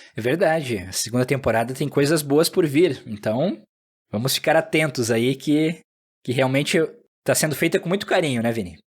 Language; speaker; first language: Portuguese; native; Portuguese